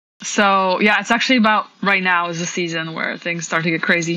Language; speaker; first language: English; early bilingual, other home language; Polish